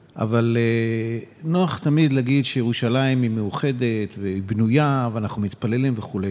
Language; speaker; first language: Hebrew; native; Hebrew